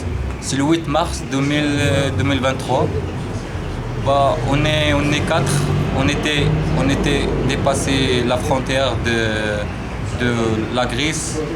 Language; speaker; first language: French; non-native, learner; Arabic